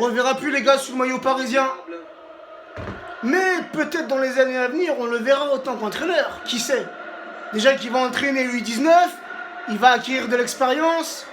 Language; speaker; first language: French; native; French